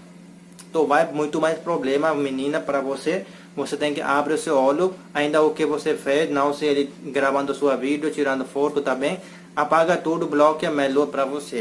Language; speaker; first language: Portuguese; non-native, learner; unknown